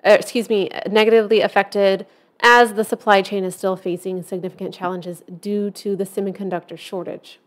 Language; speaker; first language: English; native; English